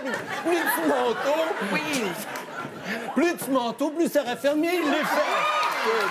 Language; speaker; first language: French; native; French